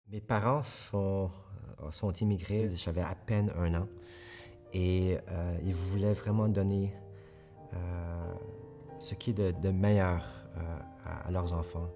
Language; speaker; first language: French; early bilingual, other home language; Korean